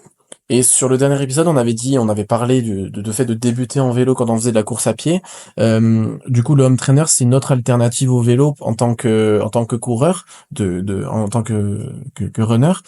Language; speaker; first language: French; native; French